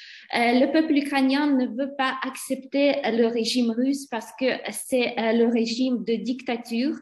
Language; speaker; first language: French; non-native, fluent; Ukrainian